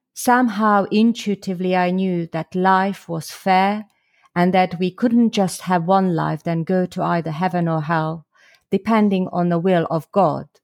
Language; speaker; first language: English; non-native, fluent; Slovak